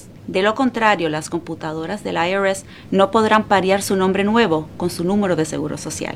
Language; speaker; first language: Spanish; native; Spanish